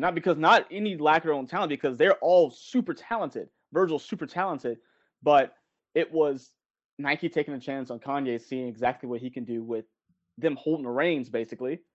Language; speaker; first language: English; native; English